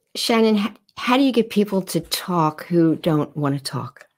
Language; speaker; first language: English; native; English